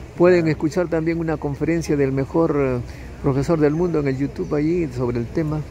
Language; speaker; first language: Spanish; native; Spanish